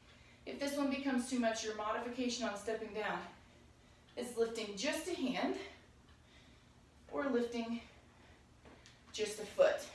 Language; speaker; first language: English; native; English